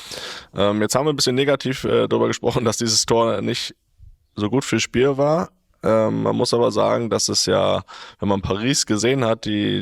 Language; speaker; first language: German; native; German